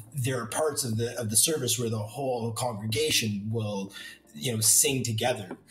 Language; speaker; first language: English; native; English